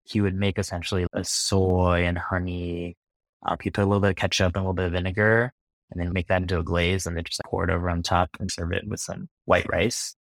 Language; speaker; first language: English; native; English